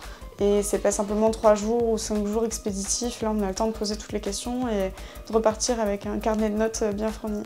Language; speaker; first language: French; native; French